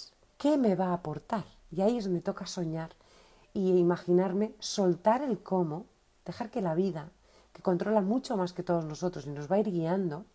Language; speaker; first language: Spanish; native; Spanish